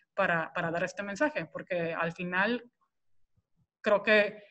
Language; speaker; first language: Spanish; native; Spanish